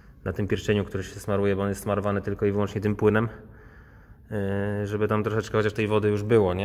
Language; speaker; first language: Polish; native; Polish